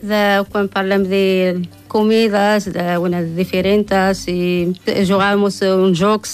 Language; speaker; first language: Catalan; non-native, learner; Spanish